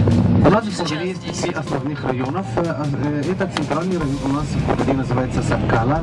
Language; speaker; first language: Russian; non-native, fluent; Arabic